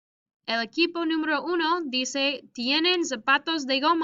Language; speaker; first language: Spanish; non-native, fluent; English